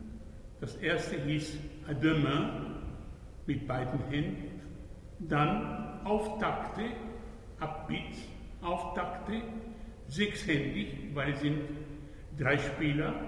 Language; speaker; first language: German; non-native, fluent; Spanish